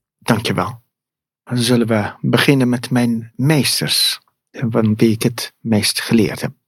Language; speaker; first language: Dutch; non-native, fluent; Persian